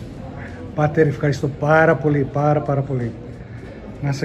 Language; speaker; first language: Greek; early bilingual, heritage; Greek